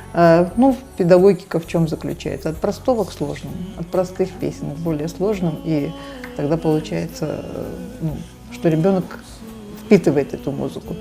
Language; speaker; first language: Russian; native; Russian